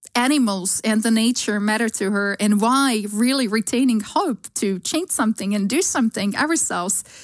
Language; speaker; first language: English; non-native, fluent; Slovak